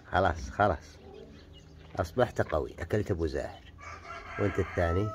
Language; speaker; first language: Arabic; native; Arabic